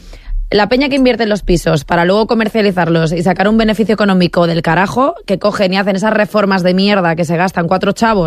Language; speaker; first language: Spanish; native; Spanish